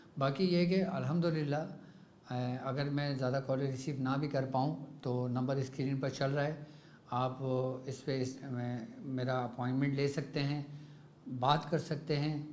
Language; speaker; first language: Urdu; native; Urdu